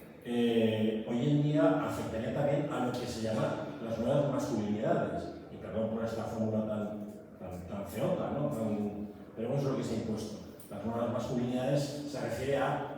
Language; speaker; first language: Spanish; native; Spanish